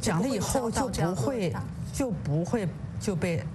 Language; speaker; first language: Chinese; native; Chinese